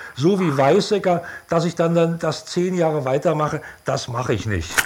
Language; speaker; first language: German; native; German